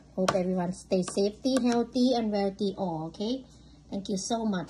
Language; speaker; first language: English; non-native, learner; Thai